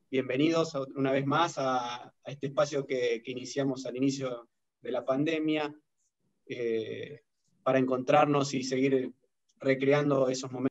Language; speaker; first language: Spanish; native; Spanish